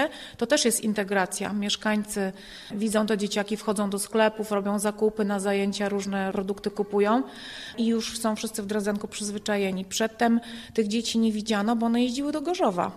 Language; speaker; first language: Polish; native; Polish